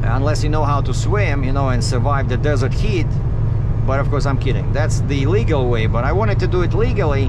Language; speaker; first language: English; native; English